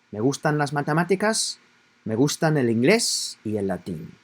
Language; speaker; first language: Spanish; non-native, fluent; English